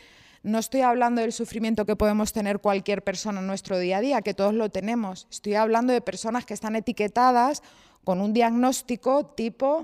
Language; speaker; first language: Spanish; native; Spanish